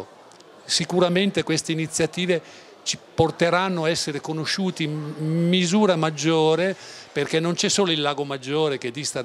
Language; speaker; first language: Italian; native; Italian